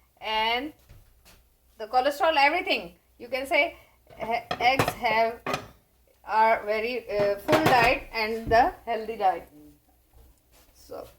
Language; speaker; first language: English; non-native, learner; Hindi